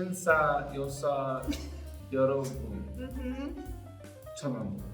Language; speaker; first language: Korean; non-native, learner; English